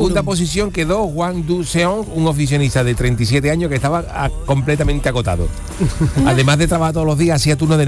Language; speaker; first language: Spanish; native; Spanish